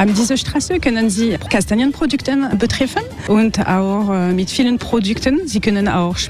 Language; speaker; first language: German; non-native, learner; French